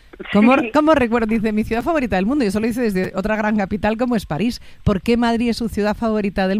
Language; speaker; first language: Spanish; native; Spanish